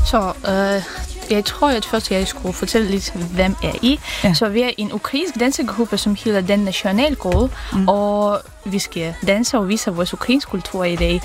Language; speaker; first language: Danish; non-native, fluent; Ukrainian